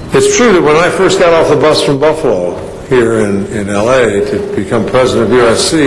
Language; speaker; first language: English; native; English